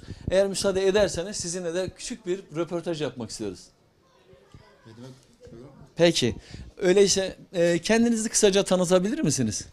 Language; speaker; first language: Turkish; native; Turkish